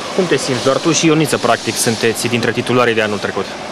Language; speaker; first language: Romanian; native; Romanian